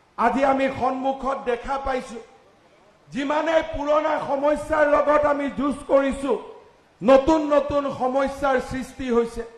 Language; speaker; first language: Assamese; native; Assamese